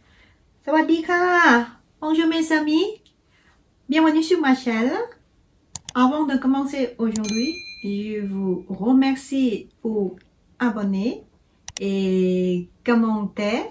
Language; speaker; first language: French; non-native, learner; Thai